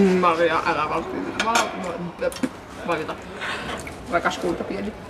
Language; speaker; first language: Finnish; native; Finnish